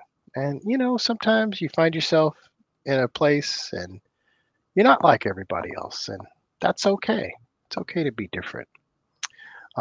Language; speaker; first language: English; native; English